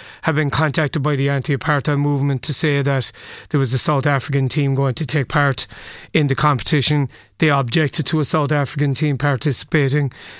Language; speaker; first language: English; native; English